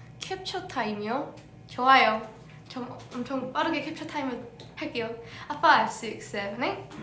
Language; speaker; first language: Korean; early bilingual, heritage; English